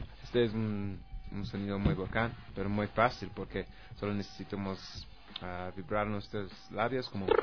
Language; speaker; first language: Spanish; non-native, learner; English